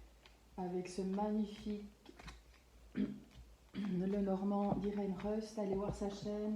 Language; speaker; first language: French; native; French